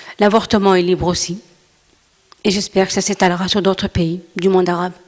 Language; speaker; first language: French; non-native, local second language; Arabic